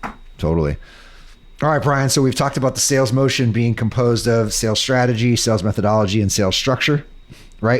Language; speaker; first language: English; native; English